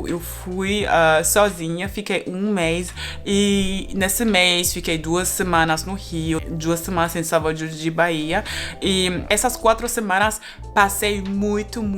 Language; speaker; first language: Portuguese; non-native, fluent; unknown